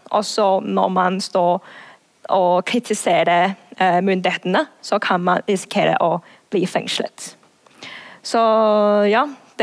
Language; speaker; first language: Norwegian; non-native, fluent; Cantonese